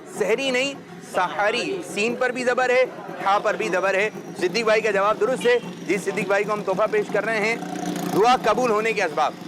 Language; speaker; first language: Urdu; native; Urdu